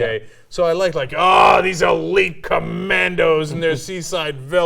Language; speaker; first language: English; native; English